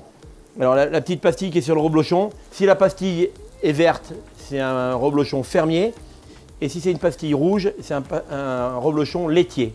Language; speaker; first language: French; native; French